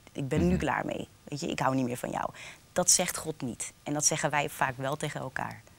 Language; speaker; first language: Dutch; native; Dutch